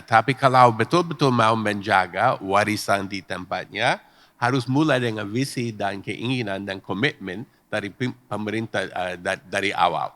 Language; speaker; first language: Indonesian; non-native, fluent; English